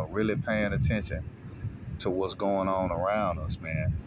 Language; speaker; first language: English; native; English